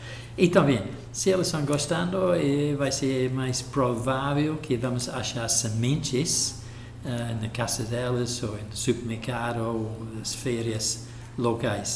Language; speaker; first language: Portuguese; non-native, local second language; English